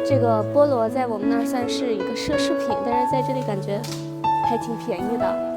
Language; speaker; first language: Chinese; non-native, fluent; Persian